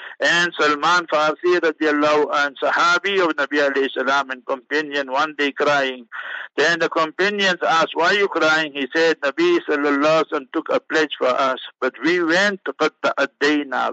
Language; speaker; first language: English; native; English